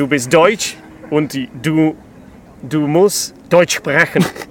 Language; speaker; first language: German; non-native, learner; Czech